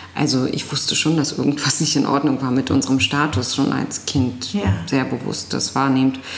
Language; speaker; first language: German; early bilingual, other home language; Arabic